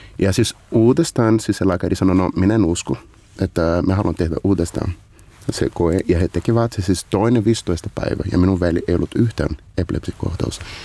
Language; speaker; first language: Finnish; non-native, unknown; Portuguese